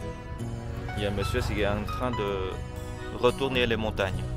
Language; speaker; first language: French; non-native, fluent; Vietnamese